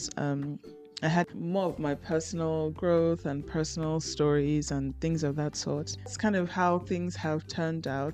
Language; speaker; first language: English; non-native, local second language; Igbo